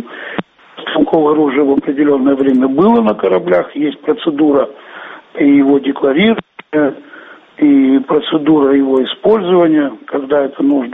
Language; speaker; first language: Russian; native; Russian